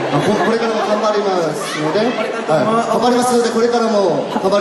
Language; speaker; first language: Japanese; non-native, learner; Korean